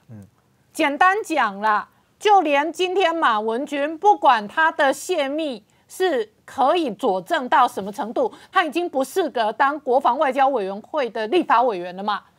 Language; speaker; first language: Chinese; native; Chinese